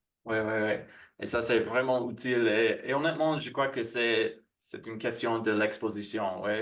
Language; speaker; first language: French; non-native, fluent; English